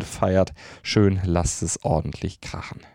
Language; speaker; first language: German; native; German